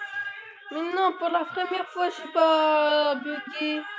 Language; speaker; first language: French; native; French